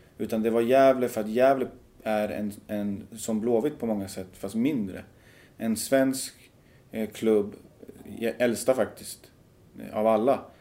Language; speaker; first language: Swedish; early bilingual, other home language; Persian